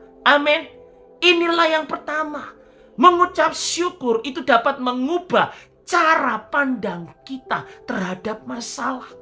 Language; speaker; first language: Indonesian; native; Indonesian